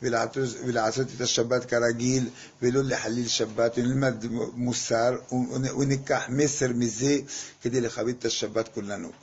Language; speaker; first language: Hebrew; non-native, fluent; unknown